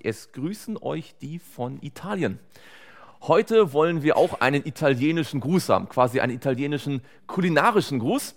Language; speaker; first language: German; native; German